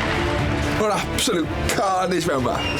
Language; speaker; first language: Welsh; native; Welsh